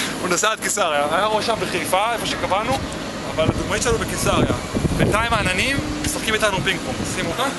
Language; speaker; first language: Hebrew; native; Hebrew